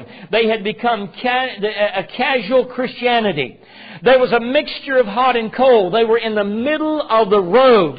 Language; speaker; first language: English; native; English